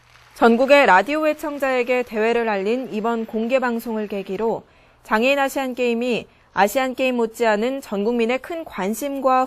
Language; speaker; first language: Korean; native; Korean